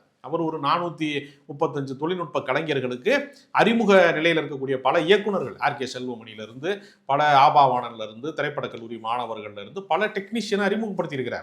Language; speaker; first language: Tamil; native; Tamil